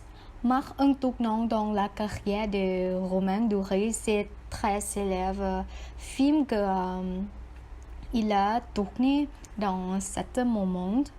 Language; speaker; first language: French; non-native, learner; Thai